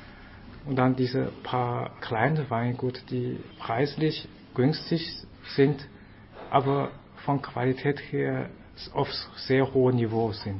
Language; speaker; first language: German; non-native, fluent; Chinese